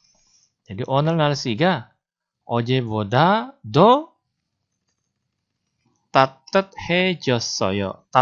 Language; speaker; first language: Korean; non-native, fluent; Indonesian